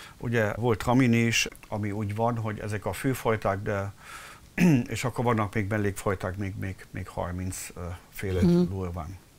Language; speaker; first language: Hungarian; early bilingual, heritage; German